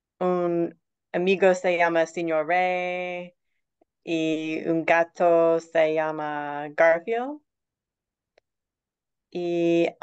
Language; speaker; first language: Spanish; non-native, learner; English